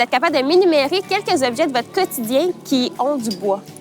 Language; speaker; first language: French; native; French